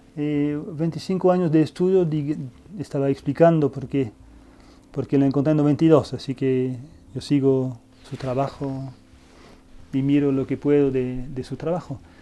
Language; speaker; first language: Spanish; non-native, fluent; French